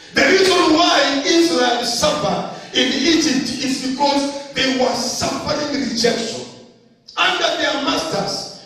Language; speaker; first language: English; non-native, local second language; Swahili